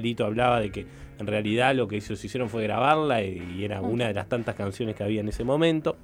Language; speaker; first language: Spanish; native; Spanish